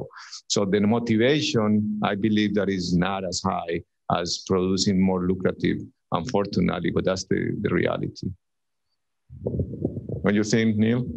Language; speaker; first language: English; non-native, fluent; Spanish